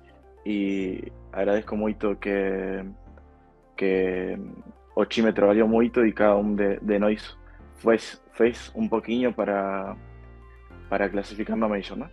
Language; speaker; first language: Portuguese; non-native, fluent; Spanish